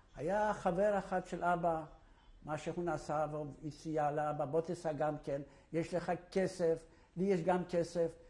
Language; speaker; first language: Hebrew; non-native, fluent; Polish